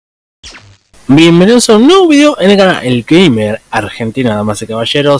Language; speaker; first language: Spanish; native; Spanish